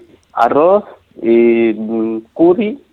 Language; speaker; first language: Spanish; non-native, learner; Nepali